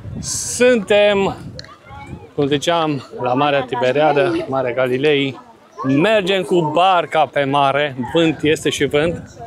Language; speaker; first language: Romanian; native; Romanian